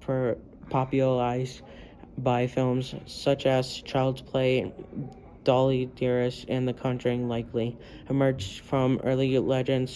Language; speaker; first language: English; native; English